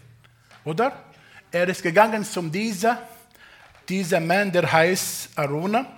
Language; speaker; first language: German; non-native, fluent; Arabic